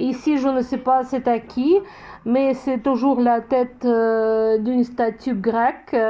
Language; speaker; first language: French; non-native, fluent; Russian